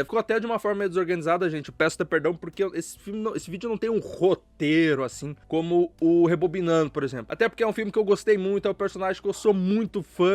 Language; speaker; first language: Portuguese; native; Portuguese